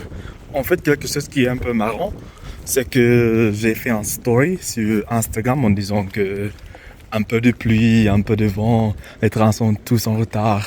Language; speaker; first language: French; non-native, fluent; English